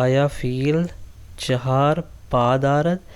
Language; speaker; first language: Persian; non-native, fluent; Urdu